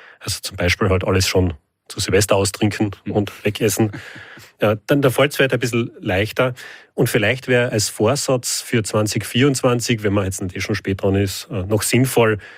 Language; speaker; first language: German; native; German